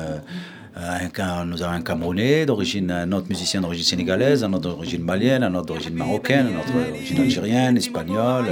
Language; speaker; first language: French; non-native, local second language; Arabic